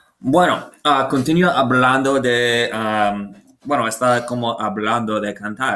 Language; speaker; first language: Spanish; non-native, learner; English